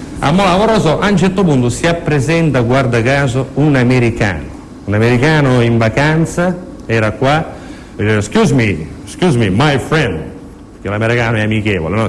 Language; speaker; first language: Italian; native; Italian